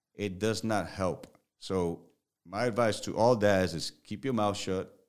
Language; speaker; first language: English; early bilingual, other home language; Spanish